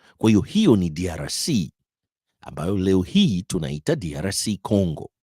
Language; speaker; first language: Swahili; native; Swahili